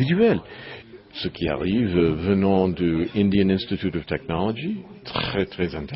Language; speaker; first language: French; non-native, learner; English